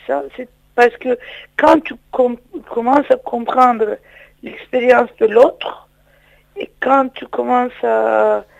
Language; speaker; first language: French; non-native, fluent; Turkish